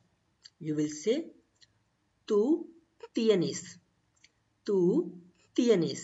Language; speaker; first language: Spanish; non-native, learner; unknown